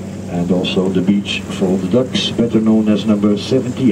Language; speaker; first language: English; non-native, fluent; Dutch